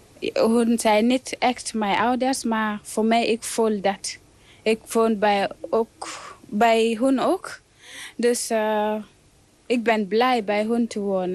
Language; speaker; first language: Dutch; non-native, learner; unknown